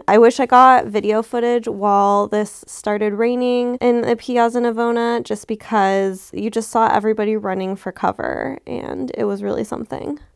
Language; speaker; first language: English; native; English